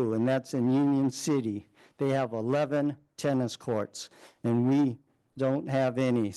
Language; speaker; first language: English; native; English